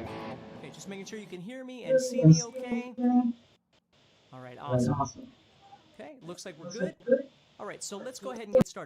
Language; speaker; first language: English; native; English